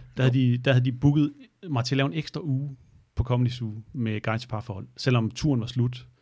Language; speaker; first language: Danish; native; Danish